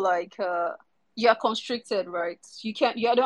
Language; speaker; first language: English; non-native, local second language; Yoruba